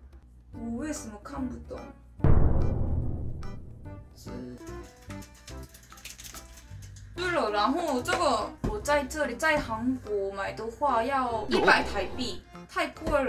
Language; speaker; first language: Chinese; non-native, learner; Korean